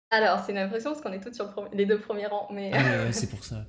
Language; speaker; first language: French; native; French